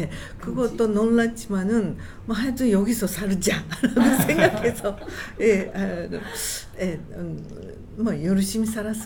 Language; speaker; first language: Korean; non-native, learner; Japanese